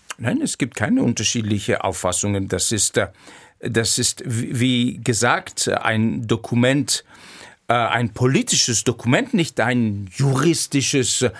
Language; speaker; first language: German; non-native, fluent; Greek